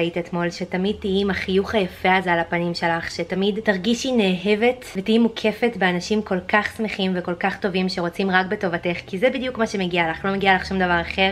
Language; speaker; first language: Hebrew; native; Hebrew